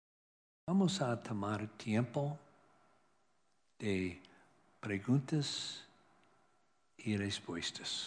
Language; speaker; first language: Spanish; non-native, learner; English